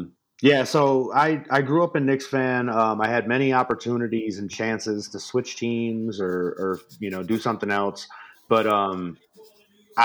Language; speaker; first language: English; native; English